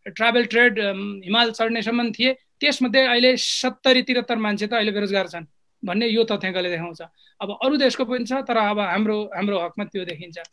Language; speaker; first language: Nepali; non-native, local second language; Eastern Tamang